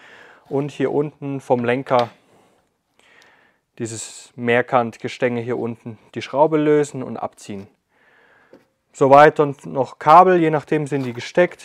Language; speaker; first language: German; native; German